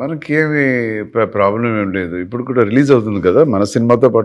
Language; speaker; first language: Telugu; non-native, local second language; Kannada